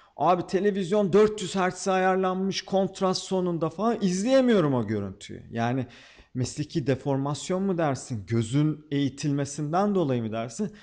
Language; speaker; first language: Turkish; native; Turkish